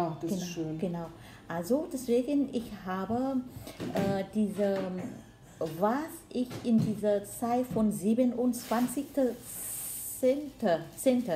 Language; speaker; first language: German; non-native, learner; Vietnamese